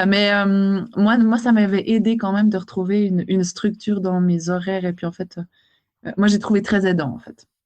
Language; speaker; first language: French; native; French